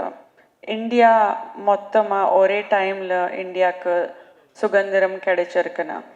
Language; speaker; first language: Tamil; non-native, learner; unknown